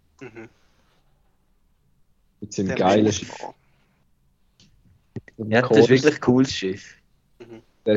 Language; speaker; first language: German; native; German